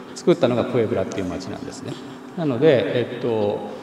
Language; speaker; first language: Japanese; native; Japanese